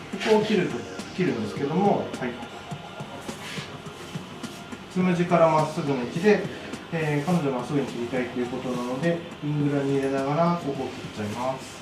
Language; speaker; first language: Japanese; native; Japanese